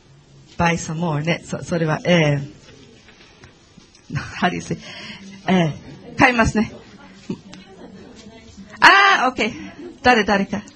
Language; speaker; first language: Japanese; non-native, learner; English